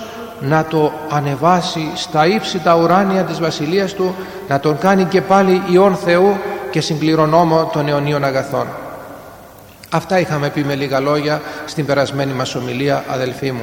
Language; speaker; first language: Greek; native; Greek